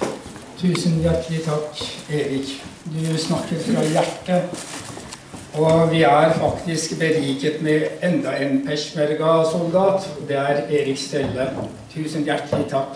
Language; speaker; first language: Norwegian; non-native, fluent; Kurdish